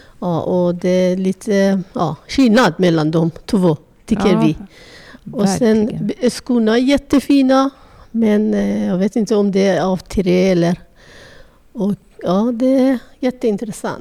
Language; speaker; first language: Swedish; non-native, learner; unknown